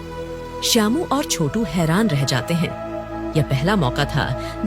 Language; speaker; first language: Hindi; native; Hindi